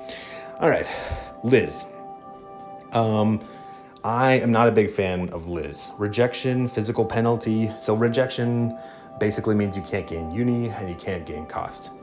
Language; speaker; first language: English; native; English